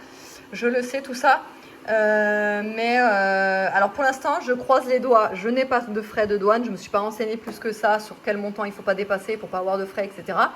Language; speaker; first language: French; native; French